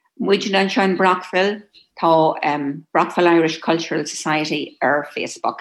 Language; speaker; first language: Irish; non-native, local second language; English